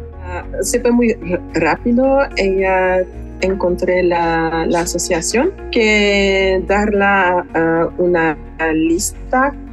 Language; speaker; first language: Spanish; non-native, learner; French